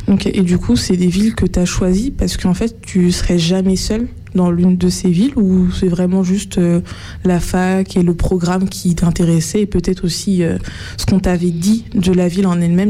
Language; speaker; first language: French; native; French